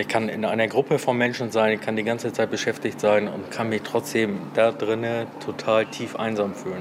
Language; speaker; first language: German; native; German